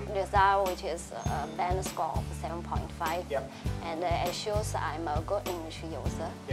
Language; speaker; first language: English; non-native, learner; Chinese